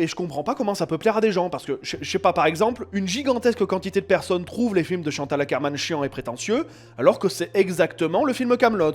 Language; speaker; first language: French; native; French